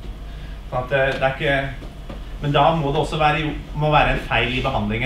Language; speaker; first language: Norwegian; native; Norwegian